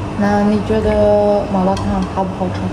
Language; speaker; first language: Chinese; non-native, learner; Ukrainian